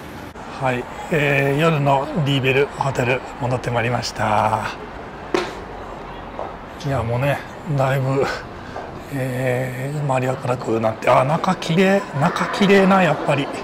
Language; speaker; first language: Japanese; native; Japanese